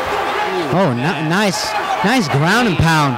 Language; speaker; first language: English; native; English